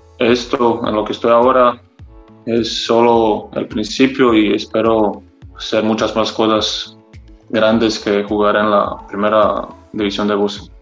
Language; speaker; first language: Spanish; early bilingual, heritage; Croatian